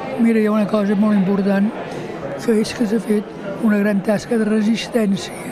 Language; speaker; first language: Catalan; native; Catalan